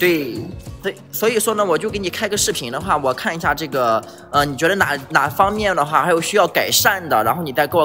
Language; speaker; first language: Chinese; native; Chinese